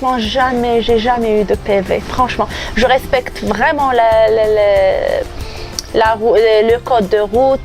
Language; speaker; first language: French; non-native, local second language; Arabic